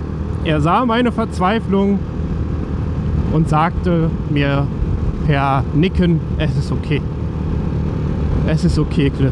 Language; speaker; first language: German; native; German